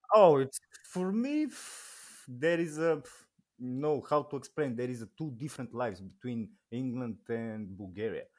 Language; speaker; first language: English; non-native, learner; Bulgarian